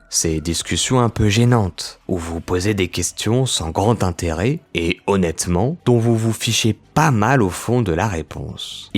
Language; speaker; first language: French; native; French